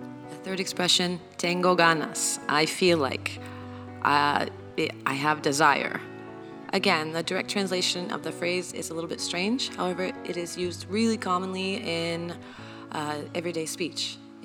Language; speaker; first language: English; native; English